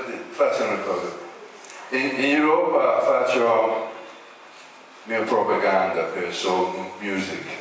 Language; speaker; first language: Italian; non-native, learner; English